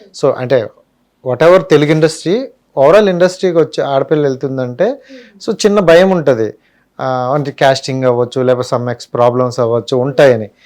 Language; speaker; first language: Telugu; native; Telugu